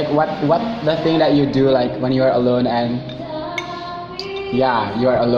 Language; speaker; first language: English; non-native, fluent; Indonesian